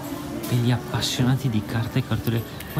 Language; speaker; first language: Italian; native; Italian